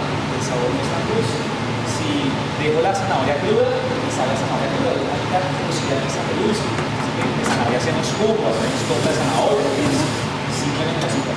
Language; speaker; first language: Spanish; native; Spanish